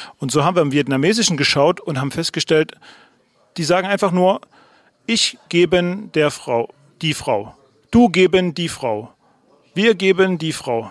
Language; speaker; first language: German; native; German